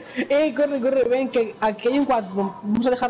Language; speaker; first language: Spanish; native; Spanish